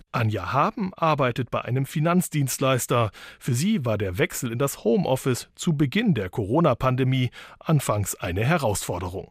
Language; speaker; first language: German; native; German